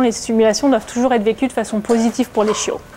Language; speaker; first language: French; native; French